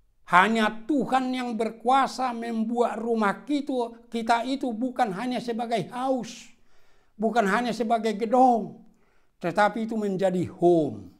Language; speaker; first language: Indonesian; non-native, local second language; Batak Toba